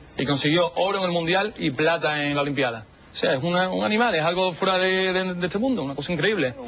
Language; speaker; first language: Spanish; native; Spanish